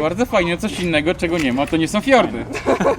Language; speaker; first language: Polish; native; Polish